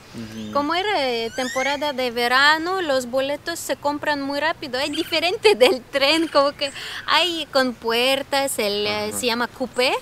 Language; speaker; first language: Spanish; non-native, fluent; Ukrainian